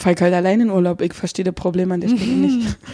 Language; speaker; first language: German; native; German